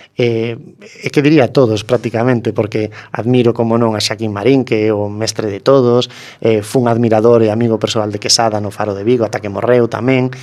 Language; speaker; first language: Galician; native; Galician